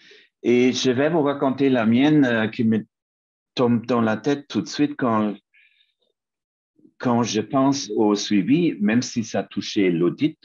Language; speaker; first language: French; non-native, fluent; German